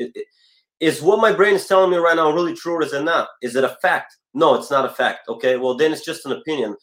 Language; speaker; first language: English; non-native, fluent; Bulgarian